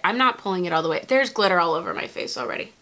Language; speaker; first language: English; native; English